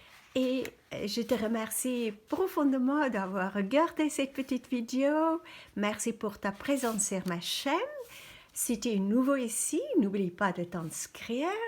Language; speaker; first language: French; non-native, fluent; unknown